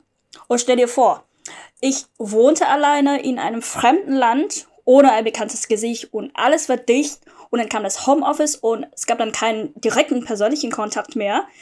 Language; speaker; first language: German; non-native, fluent; Vietnamese